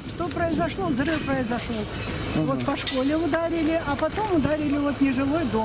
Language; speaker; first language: Russian; native; Russian